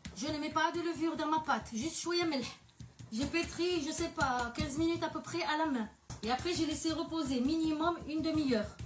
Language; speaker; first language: French; early bilingual, other home language; Arabic